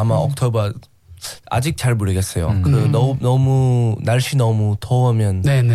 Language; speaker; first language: Korean; non-native, learner; English